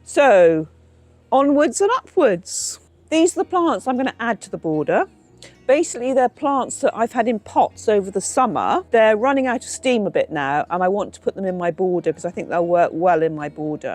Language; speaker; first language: English; native; English